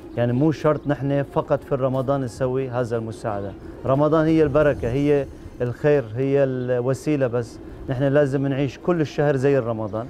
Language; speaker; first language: Arabic; non-native, fluent; Turkish